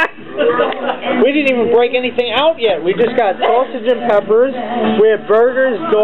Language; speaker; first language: English; native; English